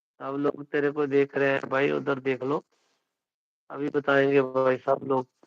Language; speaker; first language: Hindi; non-native, local second language; Punjabi